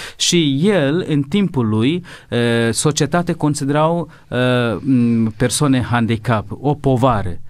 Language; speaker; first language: Romanian; non-native, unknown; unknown